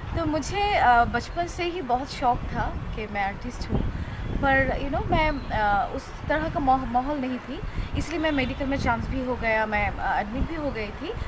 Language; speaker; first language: Hindi; non-native, learner; Bangla